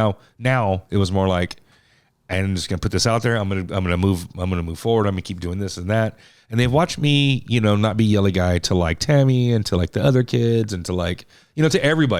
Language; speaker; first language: English; native; English